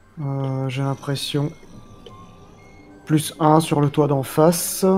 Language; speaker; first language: French; native; French